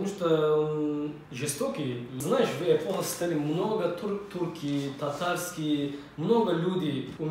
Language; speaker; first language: Russian; non-native, learner; Turkish